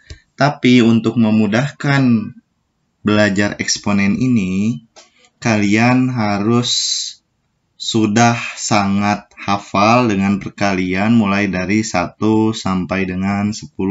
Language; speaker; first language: Indonesian; native; Indonesian